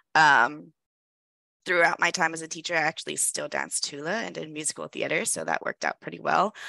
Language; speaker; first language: English; native; English